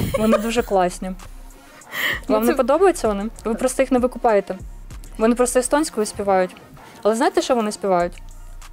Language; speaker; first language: Ukrainian; native; Ukrainian